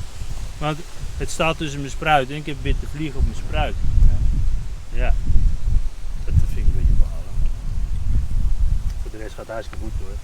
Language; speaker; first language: Dutch; native; Dutch